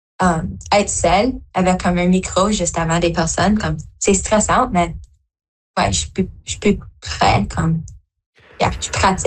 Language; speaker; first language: French; non-native, local second language; English